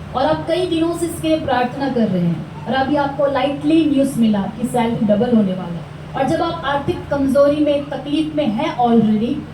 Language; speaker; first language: Hindi; non-native, local second language; Telugu